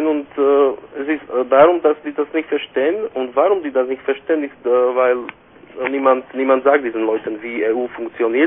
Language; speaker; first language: German; non-native, fluent; Slovak